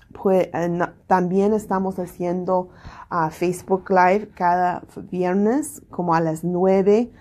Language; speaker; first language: Spanish; non-native, learner; English